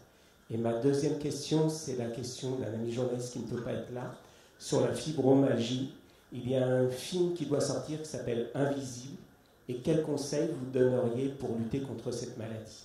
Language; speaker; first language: French; native; French